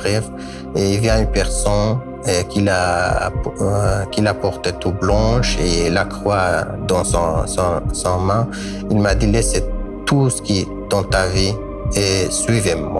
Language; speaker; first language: French; non-native, learner; Kurdish